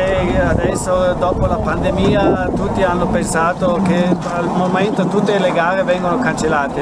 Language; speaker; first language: Italian; non-native, local second language; German